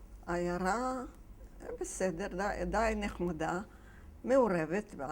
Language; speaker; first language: Hebrew; non-native, fluent; Yiddish